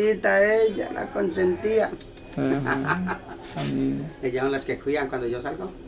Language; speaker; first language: Spanish; native; Spanish